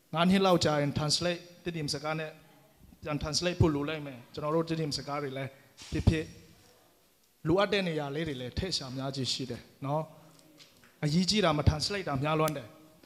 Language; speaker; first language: Burmese; non-native, local second language; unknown